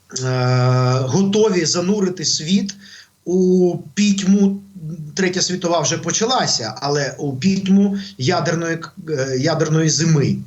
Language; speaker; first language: Ukrainian; non-native, local second language; Russian